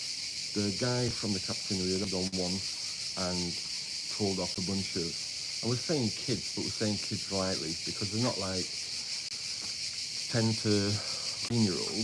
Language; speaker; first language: English; native; English